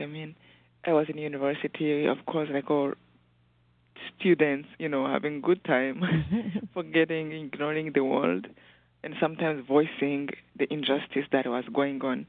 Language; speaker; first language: English; non-native, local second language; Kinyarwanda